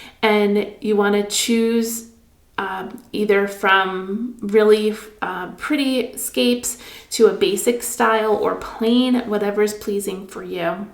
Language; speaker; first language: English; native; English